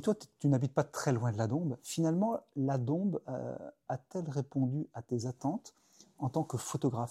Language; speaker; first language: French; native; French